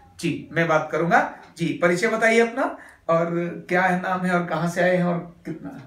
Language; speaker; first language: Hindi; native; Hindi